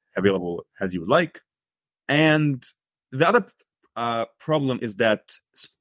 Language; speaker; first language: English; non-native, fluent; Arabic